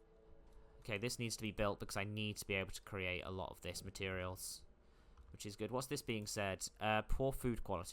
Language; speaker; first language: English; native; English